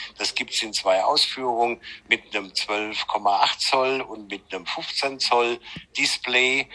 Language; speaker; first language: German; native; German